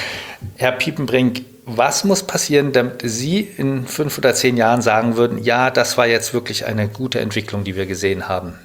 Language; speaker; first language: German; native; German